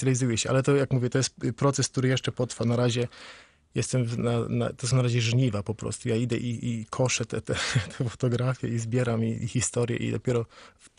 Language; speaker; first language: Polish; native; Polish